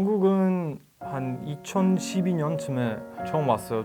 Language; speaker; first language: Korean; non-native, learner; Croatian